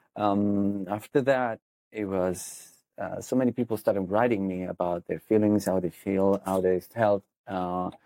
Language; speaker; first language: English; non-native, fluent; Italian